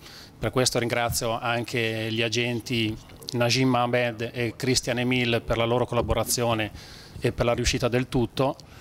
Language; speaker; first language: Italian; native; Italian